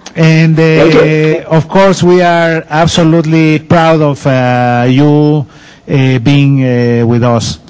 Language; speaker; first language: English; non-native, fluent; Spanish